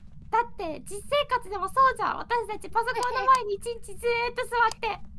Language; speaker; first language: Japanese; native; Japanese